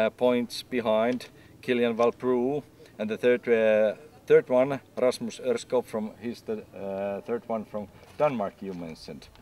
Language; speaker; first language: English; non-native, fluent; Finnish